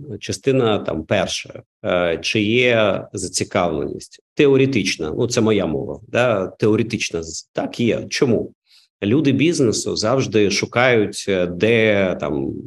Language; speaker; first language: Ukrainian; non-native, local second language; Russian